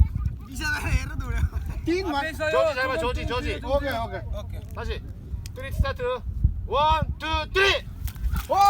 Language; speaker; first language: Korean; non-native, learner; Nepali